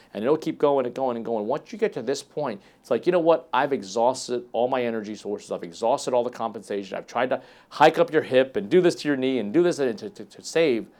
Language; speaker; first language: English; native; English